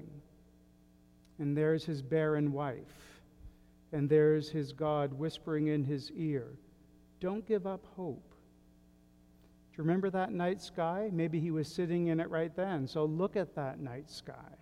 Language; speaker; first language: English; native; English